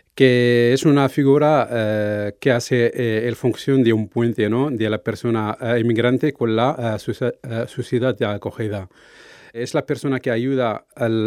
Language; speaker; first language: Spanish; non-native, fluent; Arabic